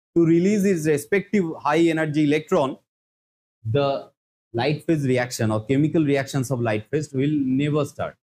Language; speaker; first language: English; non-native, local second language; Bangla